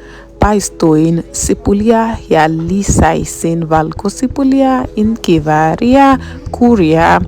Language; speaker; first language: Finnish; non-native, learner; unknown